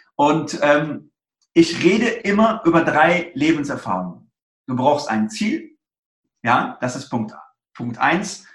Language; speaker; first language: German; early bilingual, other home language; Persian